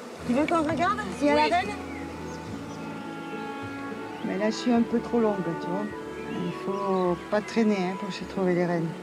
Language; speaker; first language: French; native; French